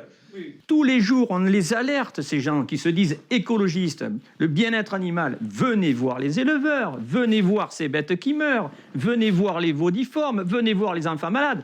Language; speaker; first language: French; native; French